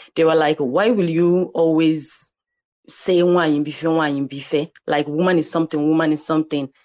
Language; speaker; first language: English; non-native, local second language; Igbo